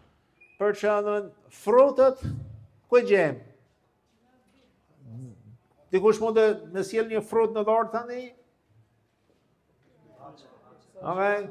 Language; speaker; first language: Albanian; non-native, fluent; English